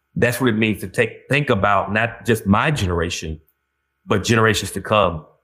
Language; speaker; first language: English; native; English